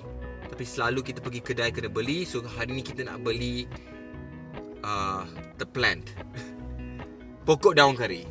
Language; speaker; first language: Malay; non-native, local second language; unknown